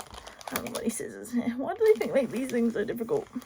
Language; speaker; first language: English; native; English